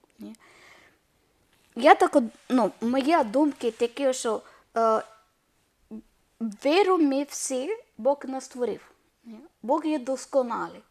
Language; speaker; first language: Ukrainian; non-native, learner; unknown